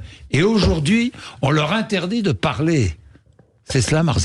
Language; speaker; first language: French; native; French